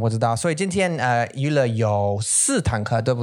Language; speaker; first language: Chinese; non-native, learner; English